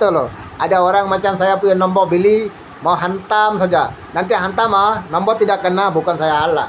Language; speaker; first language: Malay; non-native, learner; Bangla